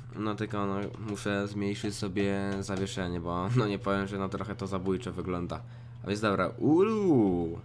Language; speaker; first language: Polish; native; Polish